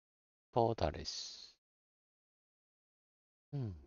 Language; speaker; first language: Japanese; non-native, learner; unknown